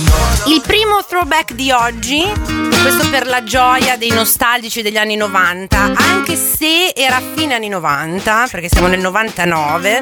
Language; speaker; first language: Italian; native; Italian